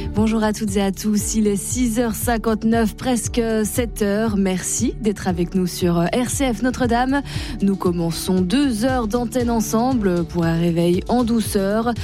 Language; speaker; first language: French; native; French